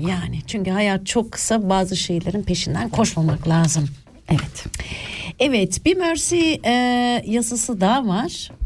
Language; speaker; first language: Turkish; early bilingual, other home language; Swiss German